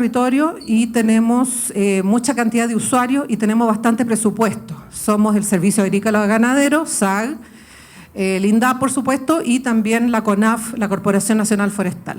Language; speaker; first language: Spanish; native; Spanish